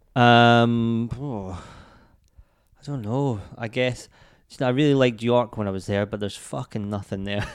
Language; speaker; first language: English; native; English